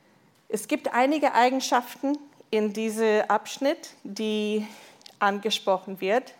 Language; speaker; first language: German; non-native, fluent; English